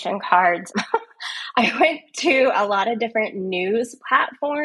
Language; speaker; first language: English; native; English